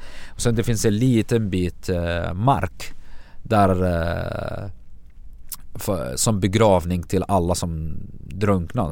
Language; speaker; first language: Swedish; non-native, fluent; Arabic